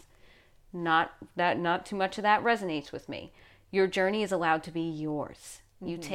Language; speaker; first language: English; native; English